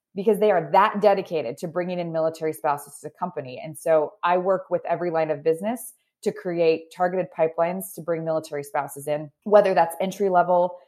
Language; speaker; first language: English; native; English